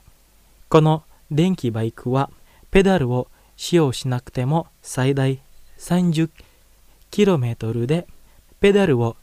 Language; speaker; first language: Japanese; non-native, fluent; Indonesian